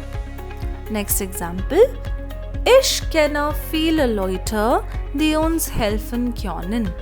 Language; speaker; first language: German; non-native, fluent; Hindi